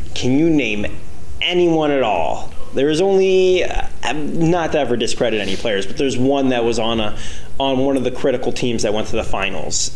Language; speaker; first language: English; native; English